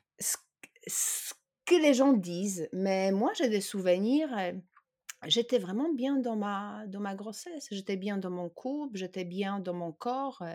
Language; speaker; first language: French; non-native, fluent; Polish